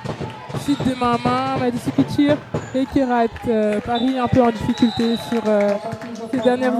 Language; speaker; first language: French; native; French